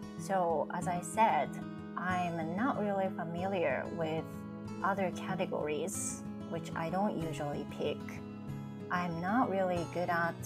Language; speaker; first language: English; non-native, fluent; Japanese